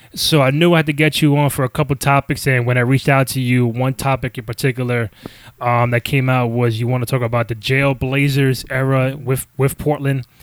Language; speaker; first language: English; native; English